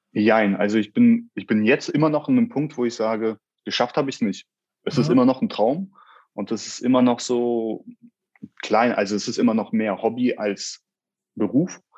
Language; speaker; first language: German; early bilingual, other home language; Russian